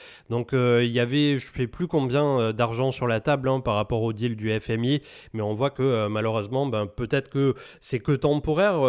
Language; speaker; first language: French; native; French